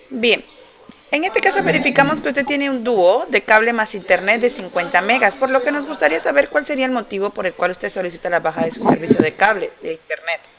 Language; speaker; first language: Spanish; native; Spanish